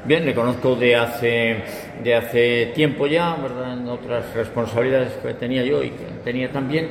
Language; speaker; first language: Spanish; native; Spanish